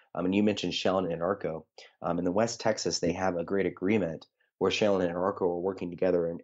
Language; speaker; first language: English; native; English